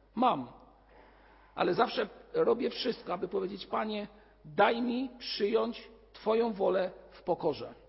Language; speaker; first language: Polish; native; Polish